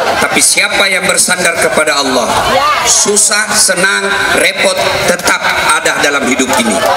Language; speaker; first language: Indonesian; native; Indonesian